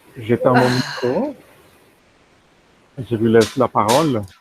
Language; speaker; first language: French; non-native, fluent; Spanish